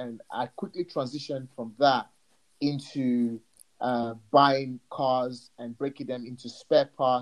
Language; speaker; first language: English; non-native, local second language; Yoruba